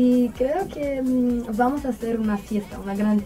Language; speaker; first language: Spanish; non-native, learner; Romanian